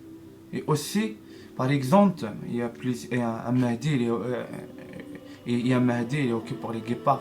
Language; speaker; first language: French; non-native, learner; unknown